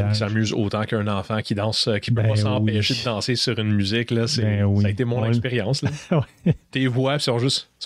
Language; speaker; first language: French; native; French